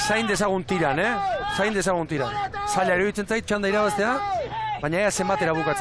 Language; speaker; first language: Basque; native; Basque